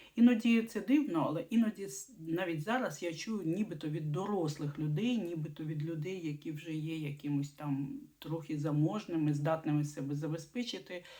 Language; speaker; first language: Ukrainian; non-native, local second language; Russian